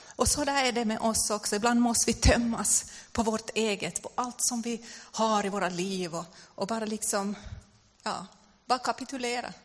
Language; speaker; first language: Swedish; native; Swedish